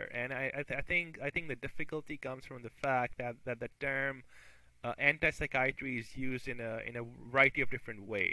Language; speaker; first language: English; non-native, local second language; Urdu